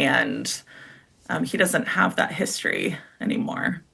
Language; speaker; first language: English; native; English